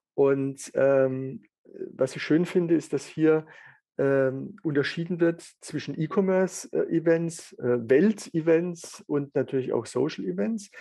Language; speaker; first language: German; native; German